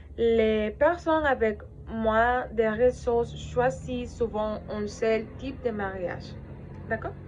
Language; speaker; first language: French; non-native, learner; Spanish